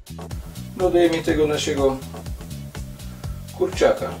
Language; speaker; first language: Polish; non-native, learner; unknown